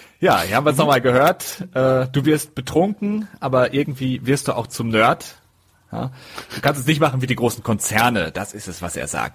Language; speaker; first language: German; native; German